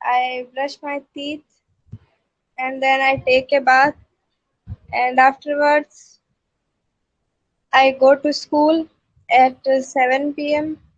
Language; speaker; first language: English; non-native, learner; Hindi